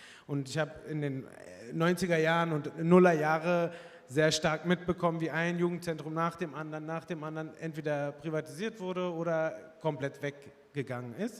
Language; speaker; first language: German; early bilingual, other home language; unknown